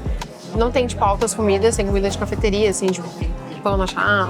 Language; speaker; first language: Portuguese; native; Portuguese